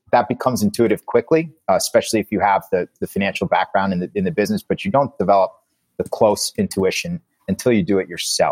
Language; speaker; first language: English; native; English